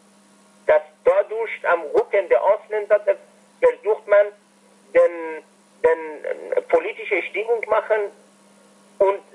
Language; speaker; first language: German; non-native, fluent; Persian